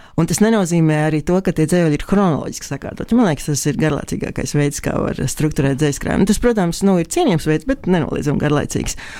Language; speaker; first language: Latvian; native; Latvian